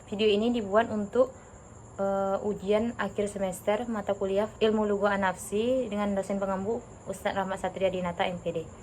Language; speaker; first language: Indonesian; non-native, local second language; Minangkabau